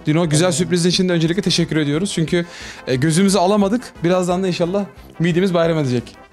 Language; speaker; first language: Turkish; native; Turkish